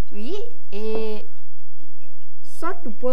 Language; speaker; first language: French; non-native, learner; Thai